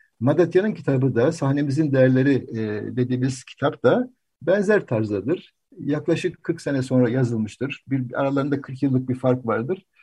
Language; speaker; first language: Turkish; native; Turkish